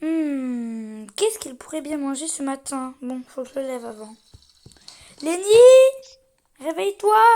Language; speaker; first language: French; native; French